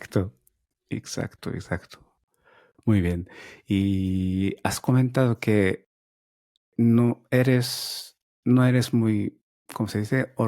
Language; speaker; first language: Spanish; non-native, learner; Japanese